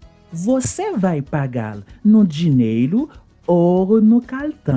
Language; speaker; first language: Portuguese; non-native, fluent; Haitian Creole